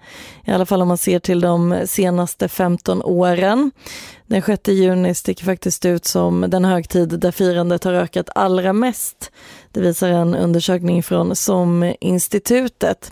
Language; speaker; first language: Swedish; native; Swedish